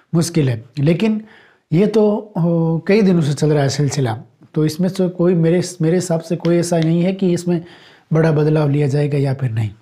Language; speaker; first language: Hindi; native; Hindi